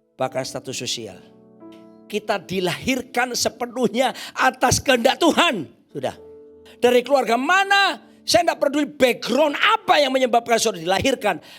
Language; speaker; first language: Indonesian; native; Indonesian